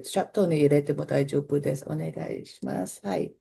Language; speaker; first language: Japanese; non-native, fluent; Chinese